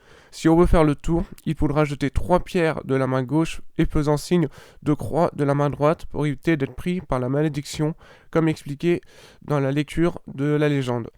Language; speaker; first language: French; native; French